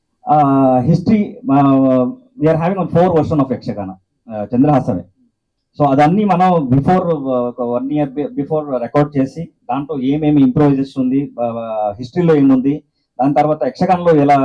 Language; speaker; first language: Telugu; non-native, learner; Kannada